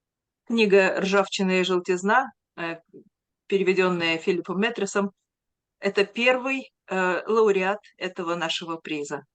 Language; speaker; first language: Russian; native; Russian